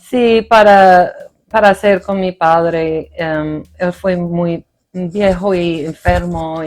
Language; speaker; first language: Spanish; early bilingual, other home language; English